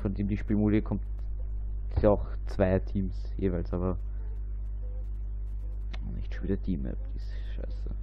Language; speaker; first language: German; native; German